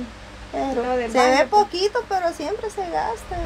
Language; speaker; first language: Spanish; native; Spanish